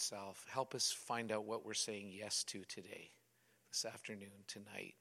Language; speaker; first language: English; native; English